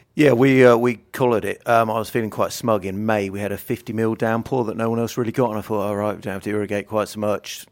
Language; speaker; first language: English; native; English